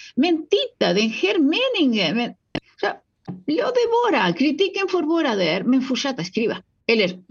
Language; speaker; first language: Swedish; non-native, fluent; Spanish